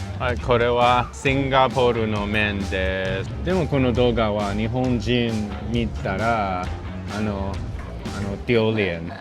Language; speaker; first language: Japanese; non-native, learner; Chinese